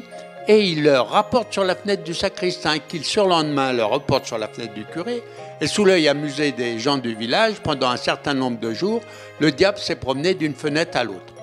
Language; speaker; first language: French; native; French